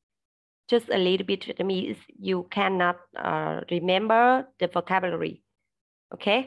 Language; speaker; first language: English; non-native, learner; Vietnamese